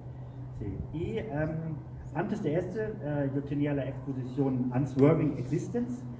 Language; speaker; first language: Spanish; non-native, learner; German